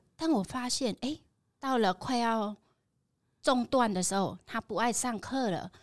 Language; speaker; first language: Chinese; non-native, fluent; Khmer